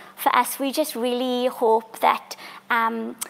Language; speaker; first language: English; native; English